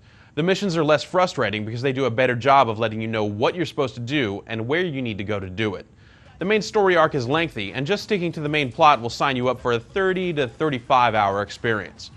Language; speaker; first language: English; native; English